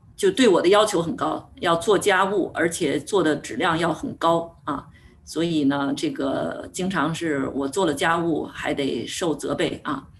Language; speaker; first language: Chinese; native; Chinese